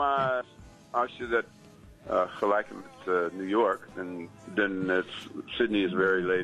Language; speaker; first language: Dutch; non-native, fluent; English